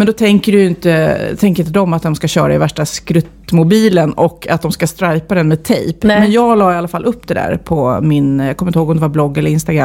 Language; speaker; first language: Swedish; native; Swedish